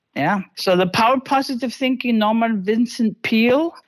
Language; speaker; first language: German; early bilingual, other home language; Spanish